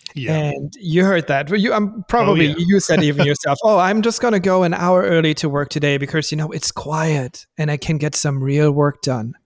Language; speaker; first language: English; non-native, fluent; German